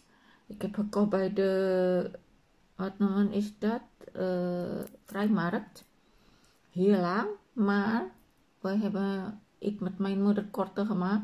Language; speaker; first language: Dutch; non-native, learner; Indonesian